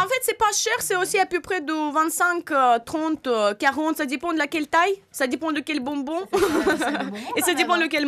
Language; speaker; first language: French; non-native, learner; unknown